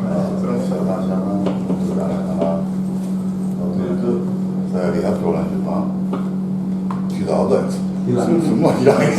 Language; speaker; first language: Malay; non-native, learner; Japanese